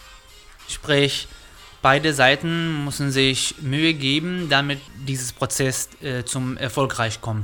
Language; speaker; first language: German; non-native, fluent; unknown